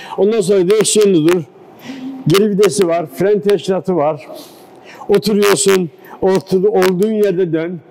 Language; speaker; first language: Turkish; native; Turkish